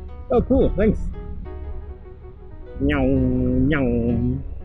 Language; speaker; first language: English; non-native, fluent; Spanish